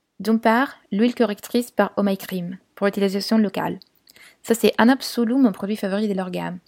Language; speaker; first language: French; non-native, fluent; Italian